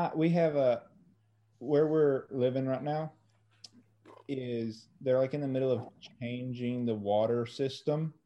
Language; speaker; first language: English; early bilingual, other home language; French